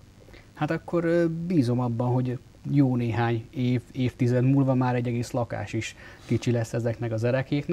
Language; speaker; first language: Hungarian; native; Hungarian